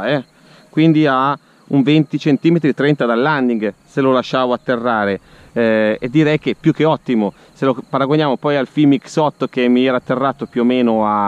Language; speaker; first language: Italian; native; Italian